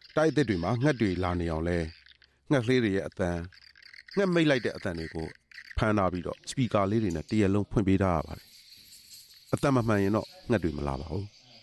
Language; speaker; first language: Burmese; native; Burmese